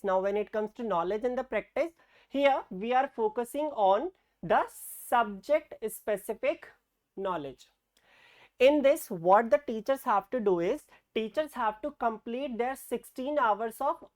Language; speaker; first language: English; non-native, local second language; Hindi